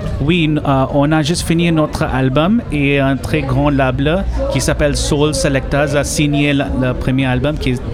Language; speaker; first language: French; non-native, learner; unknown